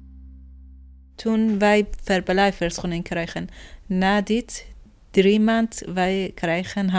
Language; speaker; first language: Dutch; non-native, learner; Persian